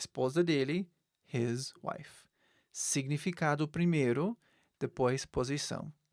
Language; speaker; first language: Portuguese; non-native, fluent; English